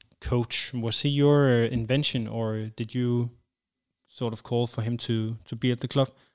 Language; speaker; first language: English; non-native, fluent; Danish